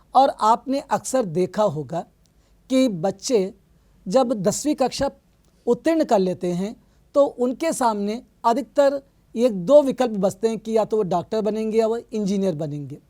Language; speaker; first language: Hindi; non-native, local second language; Telugu